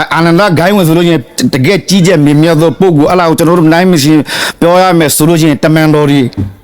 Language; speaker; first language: Burmese; non-native, local second language; Rohingya